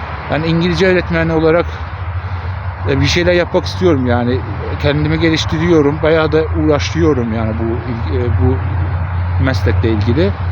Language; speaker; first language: Turkish; non-native, fluent; Azerbaijani